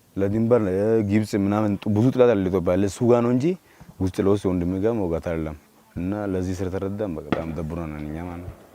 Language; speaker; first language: Amharic; non-native, local second language; Oromo